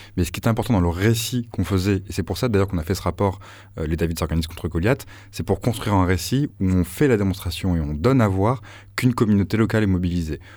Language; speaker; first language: French; native; French